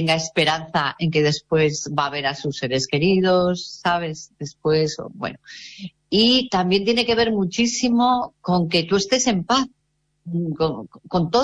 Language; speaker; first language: Spanish; native; Spanish